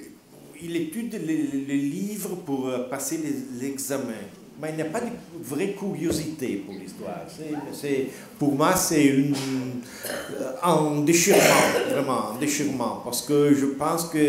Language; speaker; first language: French; non-native, learner; Italian